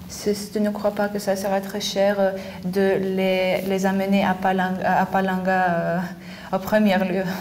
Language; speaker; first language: French; non-native, fluent; Lithuanian